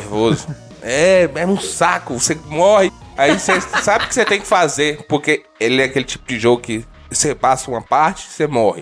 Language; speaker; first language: Portuguese; native; Portuguese